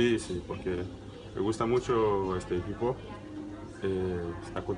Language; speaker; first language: Spanish; non-native, learner; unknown